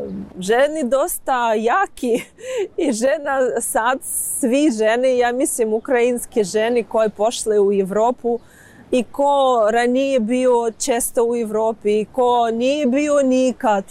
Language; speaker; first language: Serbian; non-native, learner; Ukrainian